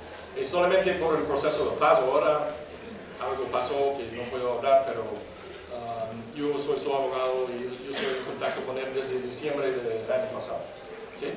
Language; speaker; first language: Spanish; non-native, fluent; English